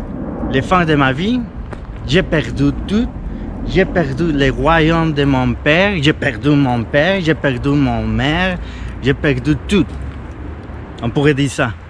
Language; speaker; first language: French; non-native, fluent; Spanish